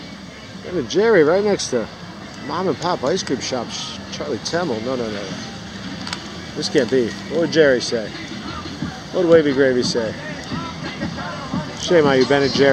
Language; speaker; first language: English; native; English